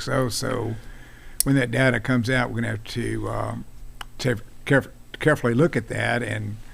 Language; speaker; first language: English; native; English